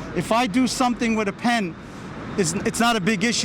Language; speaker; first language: English; early bilingual, other home language; Turkish